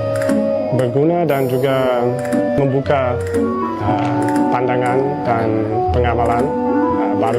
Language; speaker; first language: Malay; non-native, fluent; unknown